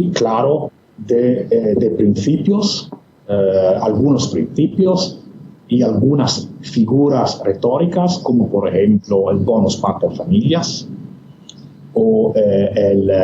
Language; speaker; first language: Spanish; non-native, fluent; Italian